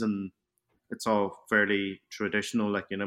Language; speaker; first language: English; early bilingual, other home language; Cantonese